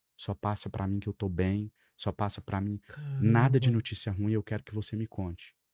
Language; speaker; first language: Portuguese; native; Portuguese